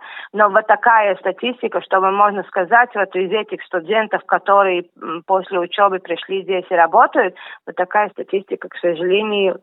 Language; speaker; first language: Russian; non-native, local second language; Latvian